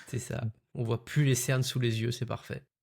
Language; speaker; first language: French; native; French